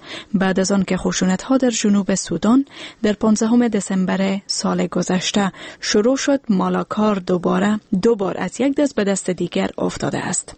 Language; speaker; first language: Persian; native; Persian